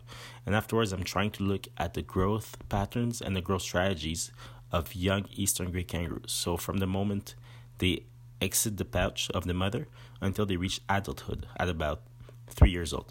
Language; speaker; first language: English; non-native, fluent; French